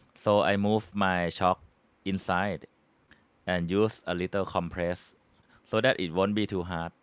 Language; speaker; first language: English; non-native, fluent; Thai